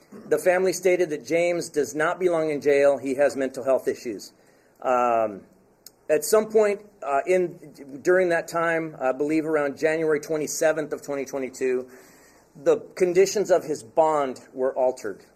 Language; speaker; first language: English; early bilingual, other home language; Spanish